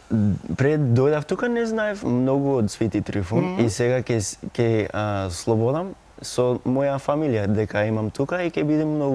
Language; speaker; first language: Macedonian; non-native, learner; English